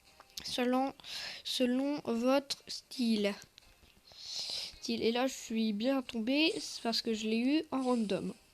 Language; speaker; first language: French; native; French